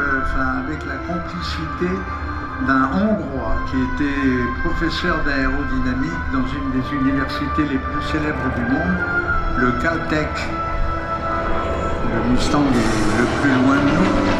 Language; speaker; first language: French; native; French